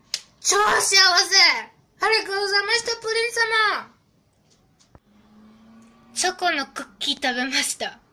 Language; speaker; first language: Japanese; non-native, fluent; German